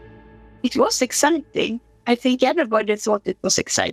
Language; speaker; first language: English; non-native, fluent; Swedish